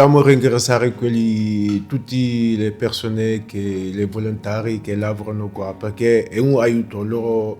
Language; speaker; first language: Italian; non-native, learner; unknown